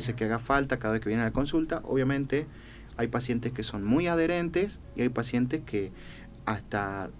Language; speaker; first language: Spanish; native; Spanish